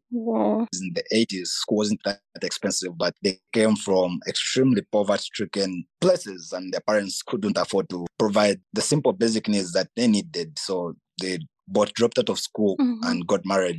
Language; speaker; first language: English; non-native, local second language; Nyanja